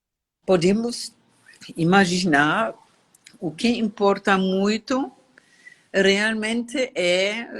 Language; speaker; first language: Portuguese; non-native, learner; German